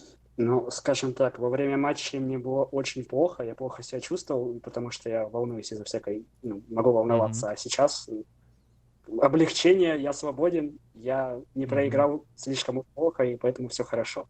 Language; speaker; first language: Russian; native; Russian